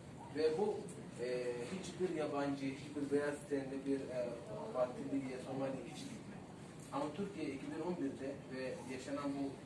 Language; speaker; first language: Turkish; non-native, fluent; Somali